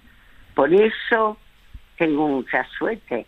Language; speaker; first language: Spanish; early bilingual, other home language; French